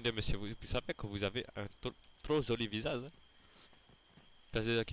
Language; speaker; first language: French; native; French